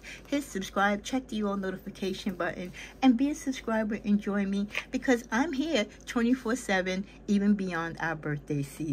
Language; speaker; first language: English; native; English